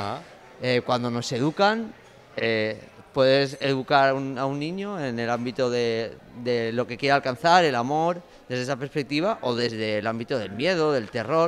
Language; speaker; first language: Spanish; native; Spanish